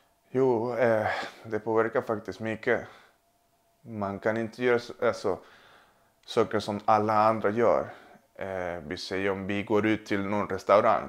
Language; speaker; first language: Swedish; non-native, fluent; Spanish